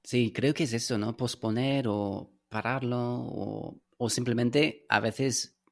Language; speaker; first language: Spanish; non-native, fluent; English